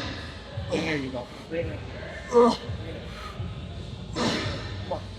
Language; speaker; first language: English; native; English